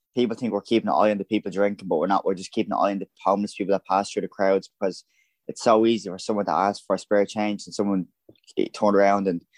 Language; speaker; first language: English; native; English